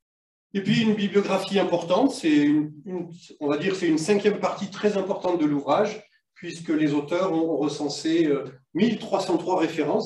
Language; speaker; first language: French; native; French